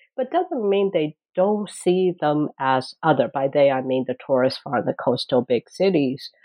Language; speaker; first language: English; non-native, fluent; Chinese